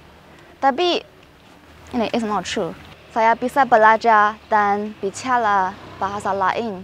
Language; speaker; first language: Indonesian; non-native, learner; Chinese